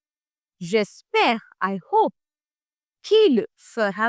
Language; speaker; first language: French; non-native, fluent; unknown